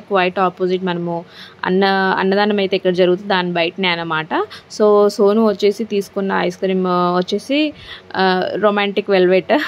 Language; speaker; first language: Telugu; non-native, local second language; Lambadi